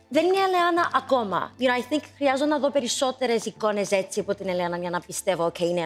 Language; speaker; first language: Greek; early bilingual, heritage; English